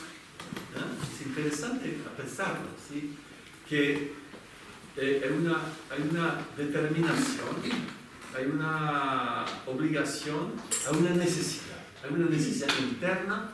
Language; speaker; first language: Spanish; non-native, fluent; French